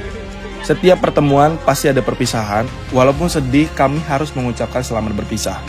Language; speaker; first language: Indonesian; native; Indonesian